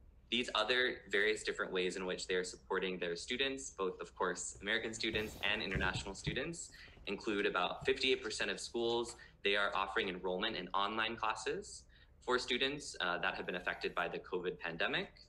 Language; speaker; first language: English; native; English